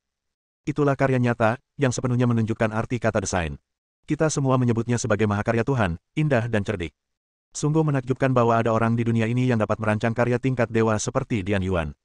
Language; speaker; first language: Indonesian; native; Indonesian